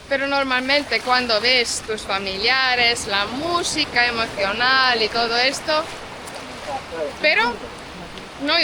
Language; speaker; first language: Spanish; non-native, fluent; Portuguese